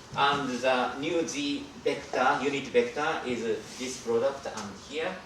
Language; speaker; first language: English; non-native, fluent; Japanese